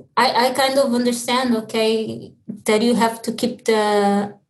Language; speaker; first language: English; early bilingual, other home language; Portuguese